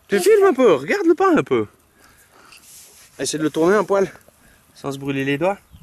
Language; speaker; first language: French; native; French